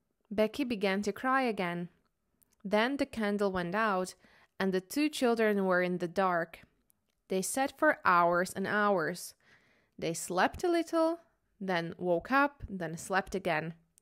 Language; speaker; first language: English; non-native, fluent; Slovak